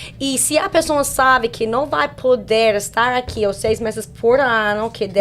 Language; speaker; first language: Portuguese; non-native, fluent; English